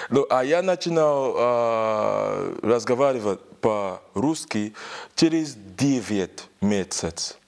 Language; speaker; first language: Russian; non-native, learner; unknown